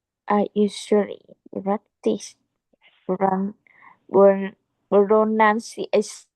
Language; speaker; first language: English; non-native, learner; Vietnamese